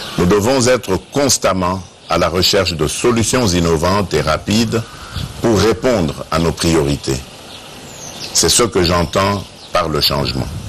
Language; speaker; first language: French; non-native, local second language; Luba-Lulua